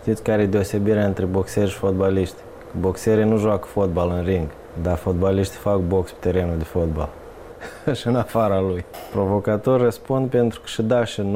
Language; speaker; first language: Romanian; native; Romanian